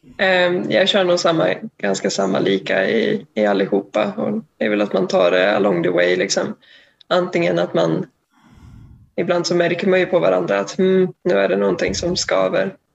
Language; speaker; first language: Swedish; native; Swedish